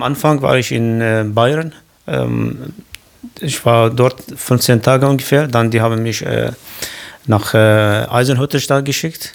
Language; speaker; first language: German; non-native, learner; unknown